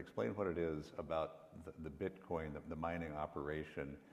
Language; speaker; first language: English; native; English